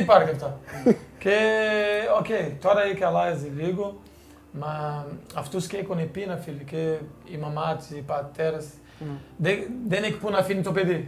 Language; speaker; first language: Greek; non-native, fluent; Portuguese